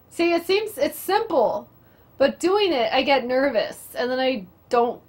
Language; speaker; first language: English; native; English